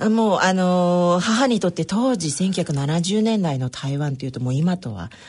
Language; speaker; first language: Japanese; early bilingual, other home language; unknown